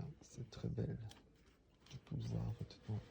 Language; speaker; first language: French; non-native, fluent; Korean